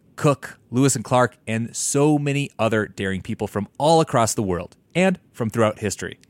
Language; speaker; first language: English; native; English